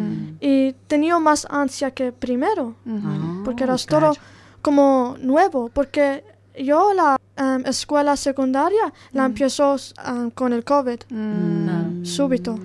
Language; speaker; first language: Spanish; non-native, learner; Italian